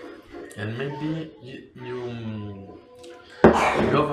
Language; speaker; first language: English; non-native, learner; French